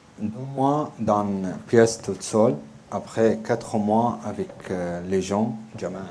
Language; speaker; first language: French; non-native, learner; Arabic